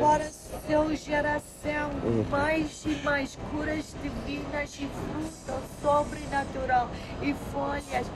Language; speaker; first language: Portuguese; non-native, learner; English